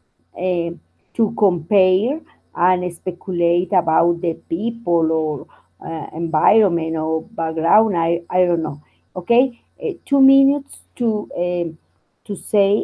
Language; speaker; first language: English; non-native, learner; Spanish